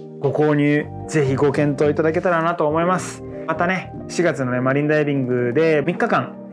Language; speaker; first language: Japanese; early bilingual, other home language; French